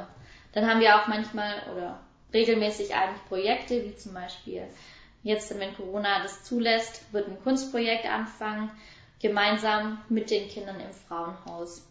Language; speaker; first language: German; native; German